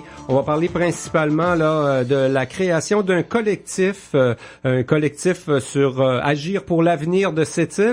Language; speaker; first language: French; native; French